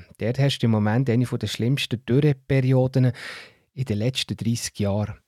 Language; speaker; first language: German; native; German